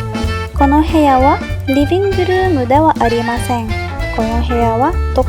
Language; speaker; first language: Japanese; non-native, fluent; Arabic